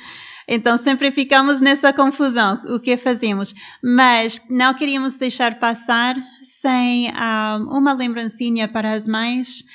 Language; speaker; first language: Portuguese; non-native, fluent; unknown